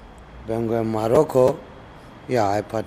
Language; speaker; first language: Spanish; non-native, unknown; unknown